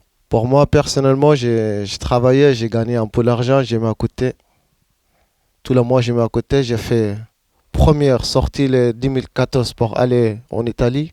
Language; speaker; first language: French; non-native, learner; Arabic